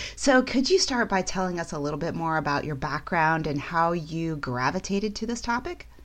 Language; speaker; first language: English; native; English